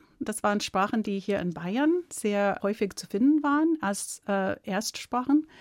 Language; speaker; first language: German; non-native, fluent; English